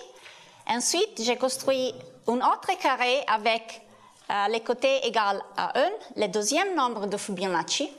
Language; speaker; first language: French; non-native, learner; Italian